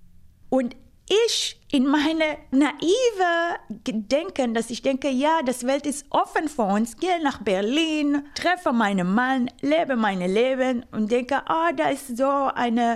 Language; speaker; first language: German; non-native, fluent; Hebrew